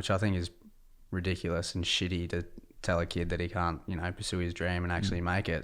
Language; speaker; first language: English; native; English